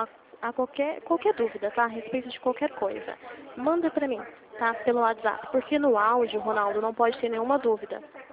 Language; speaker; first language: Portuguese; native; Portuguese